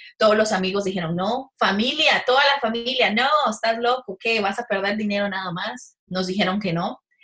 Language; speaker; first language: Spanish; early bilingual, heritage; Spanish